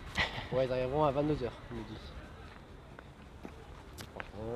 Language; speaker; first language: French; native; French